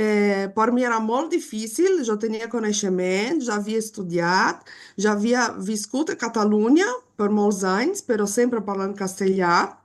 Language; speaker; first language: Catalan; non-native, fluent; Portuguese